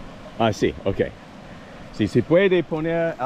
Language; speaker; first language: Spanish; non-native, learner; English